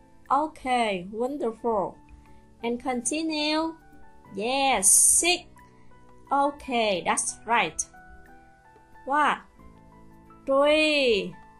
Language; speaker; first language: English; non-native, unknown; Vietnamese